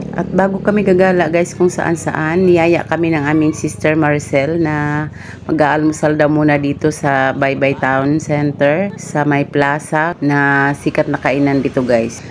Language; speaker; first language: Filipino; non-native, local second language; Cebuano